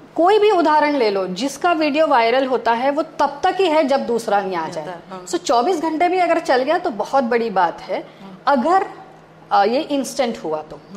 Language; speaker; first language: Hindi; non-native, local second language; Gujarati